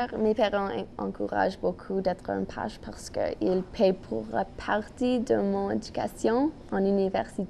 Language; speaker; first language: French; non-native, local second language; English